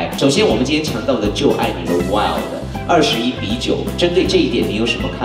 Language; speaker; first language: Chinese; native; Chinese